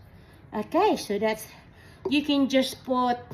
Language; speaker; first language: English; non-native, learner; Filipino